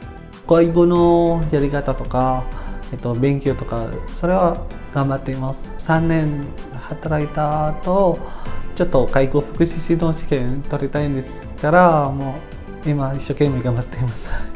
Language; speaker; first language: Japanese; non-native, fluent; Indonesian